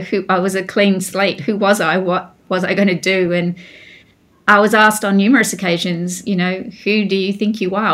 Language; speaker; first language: English; native; English